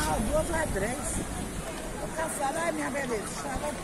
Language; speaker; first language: Portuguese; native; Portuguese